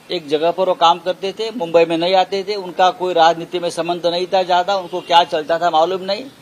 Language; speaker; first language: Hindi; non-native, local second language; Marathi